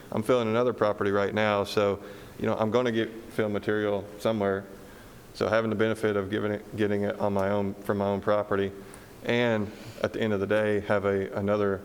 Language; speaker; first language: English; native; English